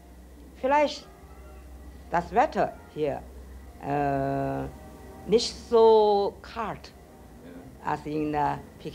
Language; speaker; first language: German; non-native, learner; Chinese